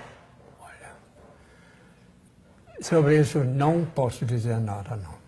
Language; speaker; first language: Portuguese; non-native, fluent; German